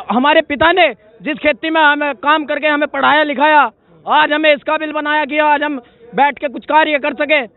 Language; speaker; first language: Hindi; native; Hindi